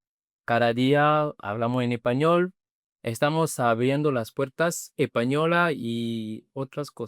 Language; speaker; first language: Spanish; non-native, learner; French